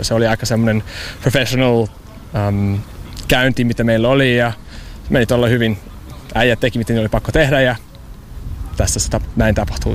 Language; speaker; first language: Finnish; non-native, learner; English